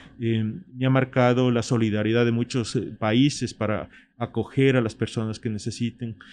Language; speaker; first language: Spanish; native; Spanish